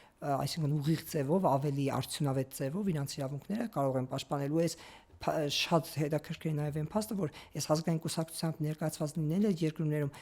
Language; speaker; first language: Armenian; native; Armenian